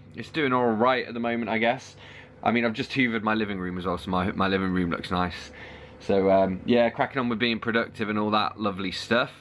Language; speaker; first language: English; native; English